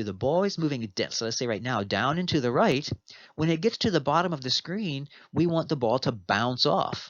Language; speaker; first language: English; native; English